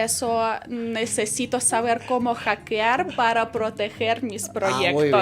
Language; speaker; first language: Spanish; non-native, fluent; Ukrainian